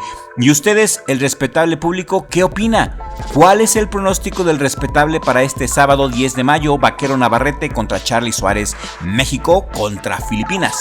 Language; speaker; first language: Spanish; native; Spanish